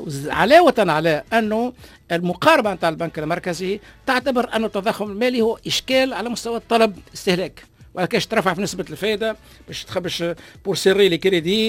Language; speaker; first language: Arabic; native; Arabic